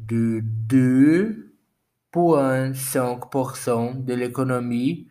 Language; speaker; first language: French; non-native, learner; Portuguese